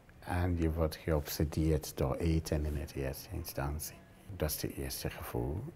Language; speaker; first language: Dutch; non-native, fluent; English